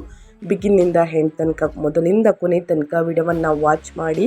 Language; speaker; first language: Kannada; native; Kannada